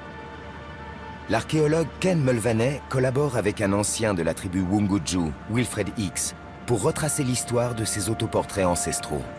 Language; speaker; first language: French; native; French